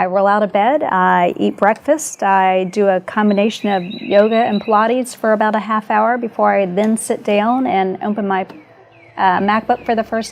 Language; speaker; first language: English; native; English